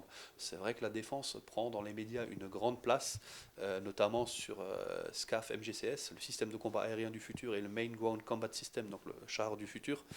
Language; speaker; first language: French; native; French